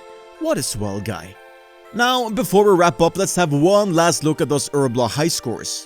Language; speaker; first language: English; native; English